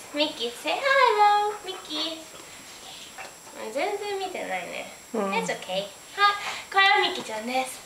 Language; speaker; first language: Japanese; early bilingual, heritage; Japanese